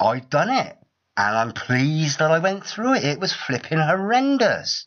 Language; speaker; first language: English; native; English